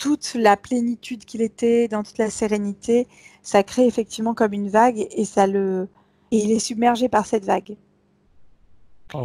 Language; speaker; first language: French; native; French